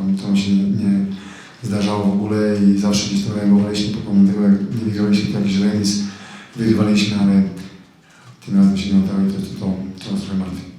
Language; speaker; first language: Polish; non-native, fluent; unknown